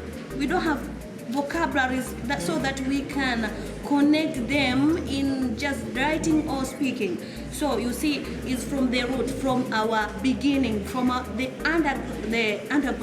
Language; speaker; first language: English; non-native, learner; Swahili